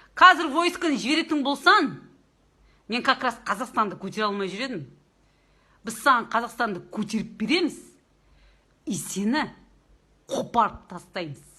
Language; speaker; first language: Kazakh; non-native, local second language; Russian